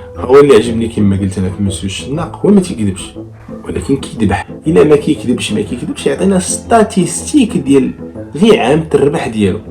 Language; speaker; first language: Arabic; native; Arabic